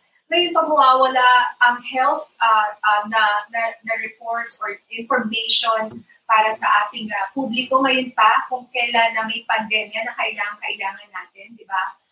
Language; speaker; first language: Filipino; non-native, local second language; Iloko